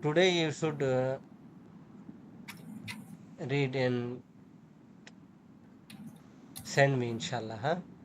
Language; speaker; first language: English; non-native, learner; Urdu